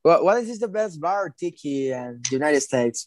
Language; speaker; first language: English; non-native, learner; Spanish